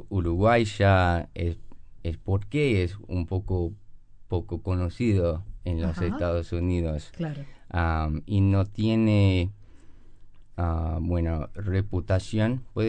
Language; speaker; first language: Spanish; non-native, learner; English